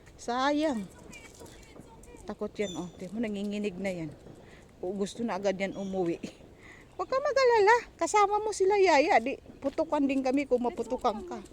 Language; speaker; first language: Filipino; non-native, local second language; Cebuano